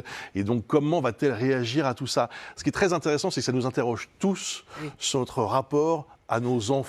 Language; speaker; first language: French; native; French